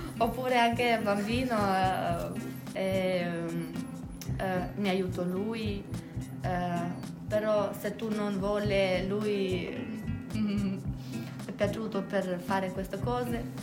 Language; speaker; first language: Italian; non-native, learner; Albanian